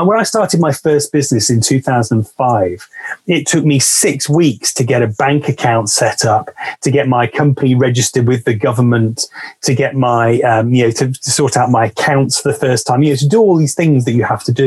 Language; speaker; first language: English; native; English